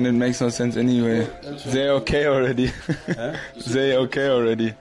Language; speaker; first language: English; non-native, learner; German